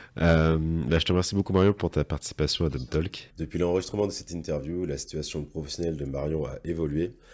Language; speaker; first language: French; native; French